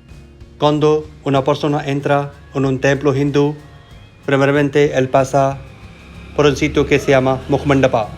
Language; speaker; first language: Spanish; non-native, learner; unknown